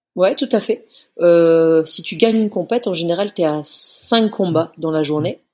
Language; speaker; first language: French; native; French